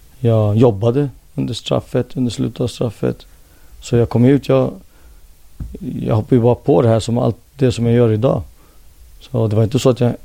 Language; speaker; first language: Swedish; early bilingual, other home language; Finnish